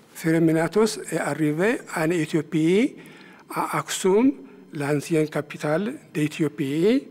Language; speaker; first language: French; non-native, learner; Amharic